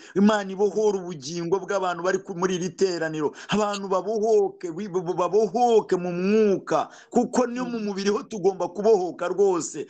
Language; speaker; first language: Kinyarwanda; native; Kinyarwanda